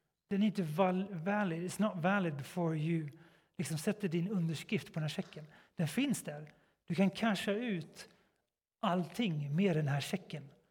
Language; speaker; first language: Swedish; native; Swedish